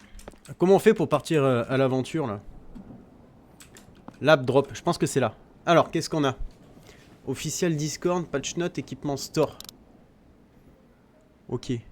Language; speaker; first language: French; native; French